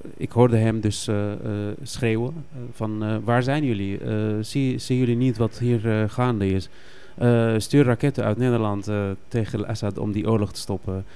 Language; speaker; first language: Dutch; non-native, fluent; Arabic